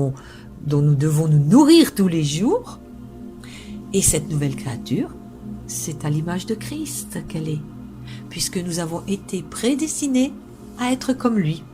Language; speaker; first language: French; native; French